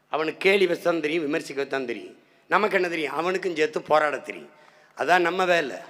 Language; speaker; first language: Tamil; native; Tamil